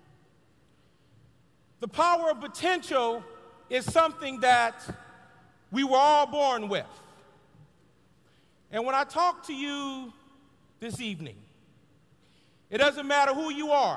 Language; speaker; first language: English; native; English